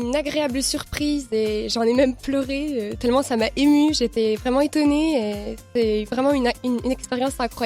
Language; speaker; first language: French; native; French